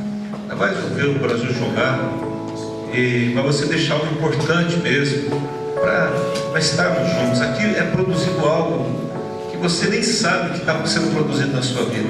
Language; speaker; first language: Portuguese; native; Portuguese